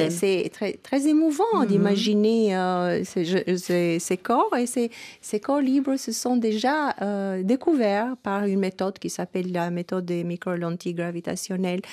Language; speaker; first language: French; non-native, fluent; Albanian